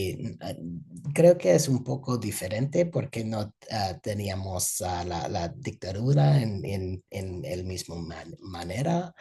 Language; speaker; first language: Spanish; non-native, fluent; English